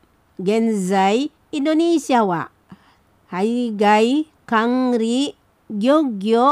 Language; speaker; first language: Japanese; non-native, fluent; Indonesian